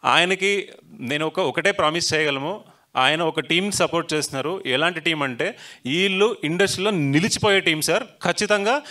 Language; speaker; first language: Telugu; native; Telugu